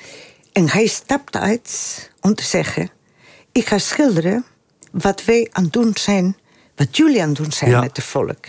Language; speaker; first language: Dutch; non-native, fluent; Spanish